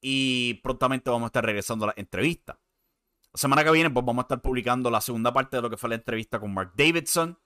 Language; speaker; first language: Spanish; native; Spanish